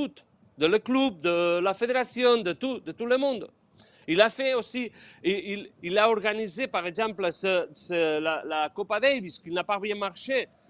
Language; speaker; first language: French; non-native, fluent; Spanish